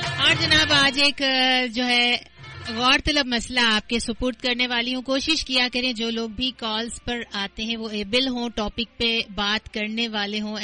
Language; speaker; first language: Urdu; non-native, local second language; Sindhi